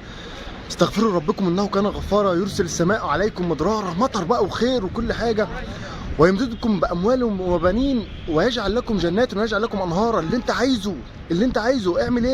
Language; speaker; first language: Arabic; native; Arabic